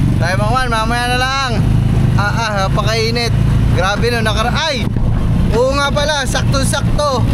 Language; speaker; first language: Filipino; native; Filipino